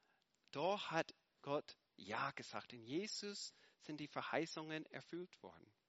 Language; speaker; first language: German; non-native, fluent; English